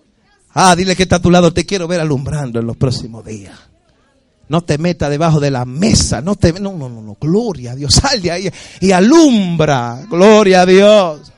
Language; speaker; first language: Spanish; native; Spanish